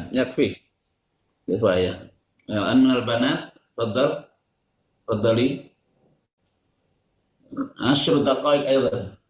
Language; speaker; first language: Arabic; non-native, fluent; Indonesian